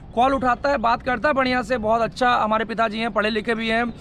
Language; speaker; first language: Hindi; non-native, local second language; Bangla